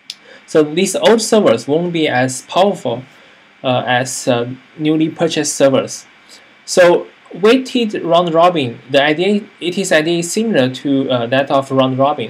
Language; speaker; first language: English; non-native, fluent; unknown